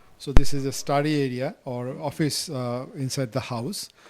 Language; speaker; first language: English; non-native, local second language; Bangla